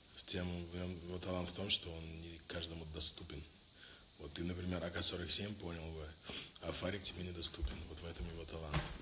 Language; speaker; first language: Russian; early bilingual, heritage; Russian